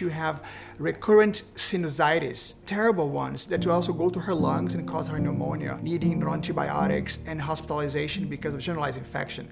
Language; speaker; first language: English; non-native, fluent; Portuguese